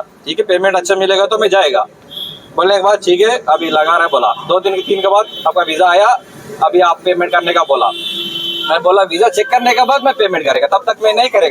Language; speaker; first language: Hindi; non-native, local second language; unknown